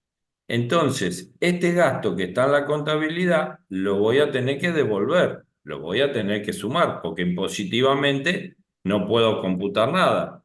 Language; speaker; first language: Spanish; native; Spanish